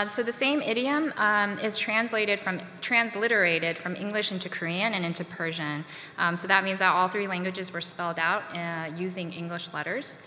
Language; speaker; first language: English; native; English